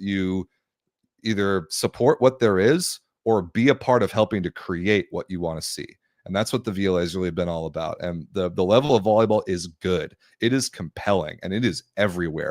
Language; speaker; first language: English; native; English